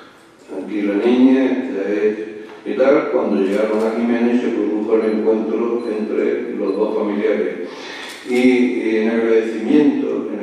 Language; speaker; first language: Spanish; native; Spanish